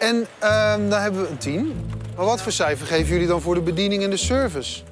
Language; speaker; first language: Dutch; native; Dutch